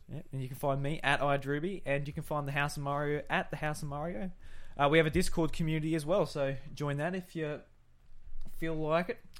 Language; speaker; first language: English; native; English